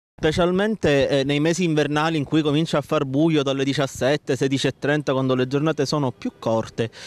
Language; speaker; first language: Italian; native; Italian